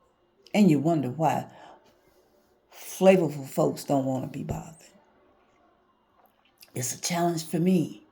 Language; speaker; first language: English; native; English